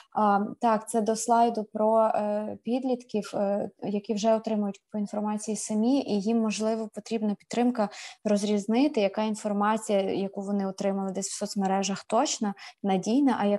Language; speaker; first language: Ukrainian; native; Ukrainian